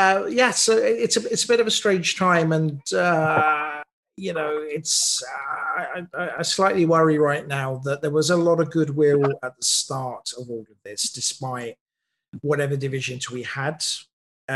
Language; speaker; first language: English; native; English